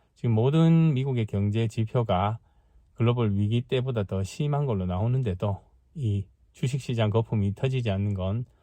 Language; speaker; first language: Korean; native; Korean